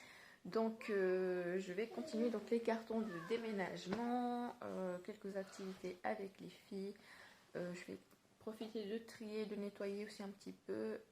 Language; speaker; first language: French; native; French